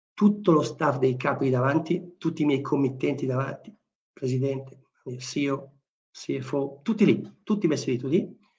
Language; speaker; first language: Italian; native; Italian